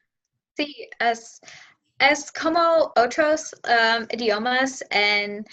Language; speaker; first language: Spanish; non-native, learner; English